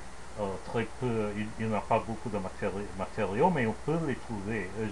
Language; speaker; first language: French; non-native, learner; English